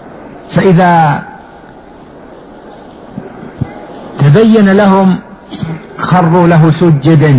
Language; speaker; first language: Arabic; native; Arabic